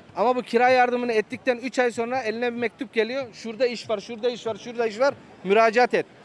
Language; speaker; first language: Turkish; native; Turkish